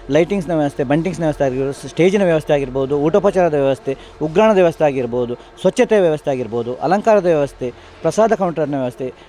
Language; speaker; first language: Kannada; native; Kannada